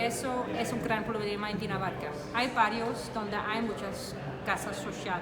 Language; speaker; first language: Spanish; non-native, learner; Danish